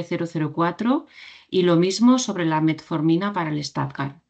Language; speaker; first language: Spanish; native; Spanish